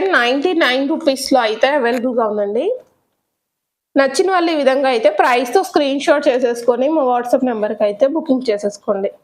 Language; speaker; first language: Telugu; native; Telugu